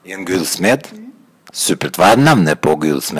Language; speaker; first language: Norwegian; non-native, fluent; Croatian